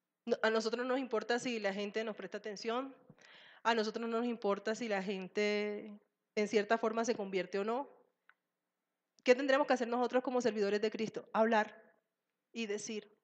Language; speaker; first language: Spanish; native; Spanish